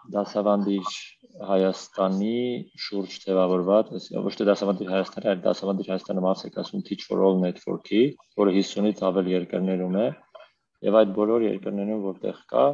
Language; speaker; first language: Armenian; native; Armenian